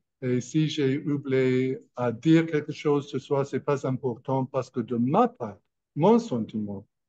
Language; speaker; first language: French; non-native, fluent; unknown